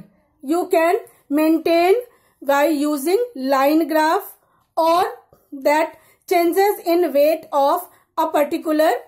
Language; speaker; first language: English; non-native, local second language; Hindi